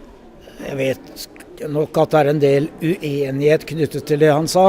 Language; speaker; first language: Norwegian; native; Norwegian